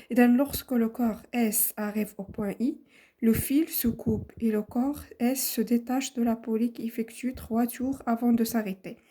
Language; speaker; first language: French; non-native, local second language; Arabic